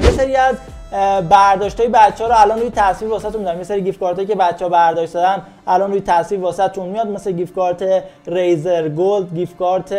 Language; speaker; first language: Persian; native; Persian